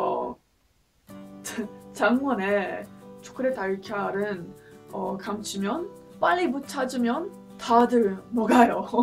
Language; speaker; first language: Korean; non-native, learner; English